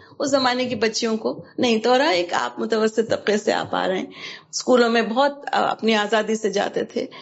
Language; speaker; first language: Urdu; native; Urdu